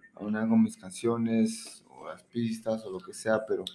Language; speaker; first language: Spanish; early bilingual, heritage; Spanish